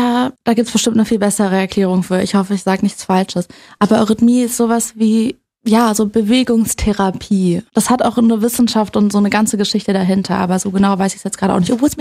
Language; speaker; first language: German; native; German